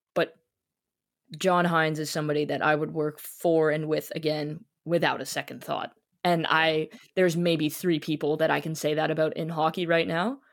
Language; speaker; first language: English; native; English